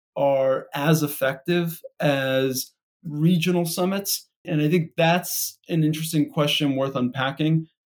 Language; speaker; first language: English; native; English